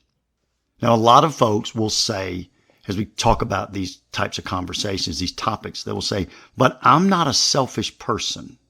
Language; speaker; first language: English; native; English